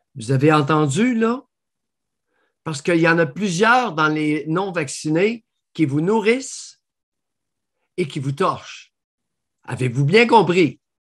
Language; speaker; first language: French; native; French